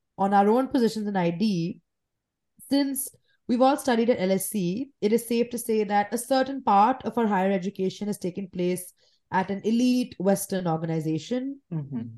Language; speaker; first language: English; non-native, local second language; Hindi